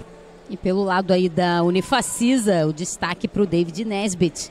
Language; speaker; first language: Portuguese; native; Portuguese